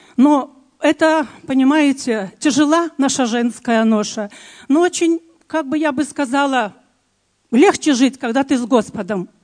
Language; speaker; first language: Russian; native; Russian